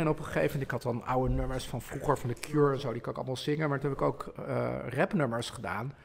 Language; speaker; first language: Dutch; early bilingual, other home language; Polish